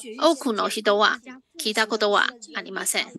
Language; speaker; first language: Japanese; non-native, fluent; Chinese